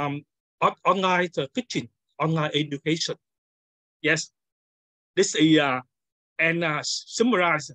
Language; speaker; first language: English; non-native, learner; Vietnamese